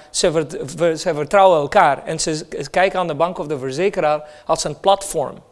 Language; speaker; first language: Dutch; non-native, fluent; Hindi